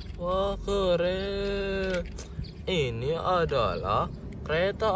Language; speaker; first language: Indonesian; native; Indonesian